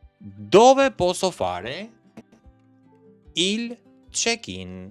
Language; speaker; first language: Italian; non-native, fluent; Albanian